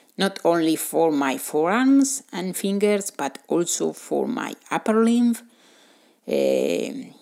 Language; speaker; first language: English; non-native, fluent; Spanish